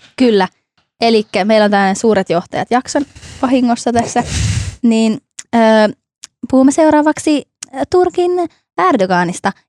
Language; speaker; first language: Finnish; native; Finnish